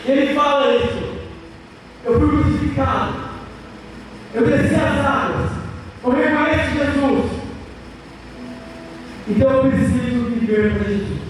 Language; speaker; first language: Portuguese; native; Portuguese